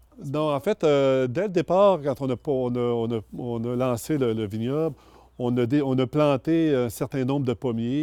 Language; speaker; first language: French; native; French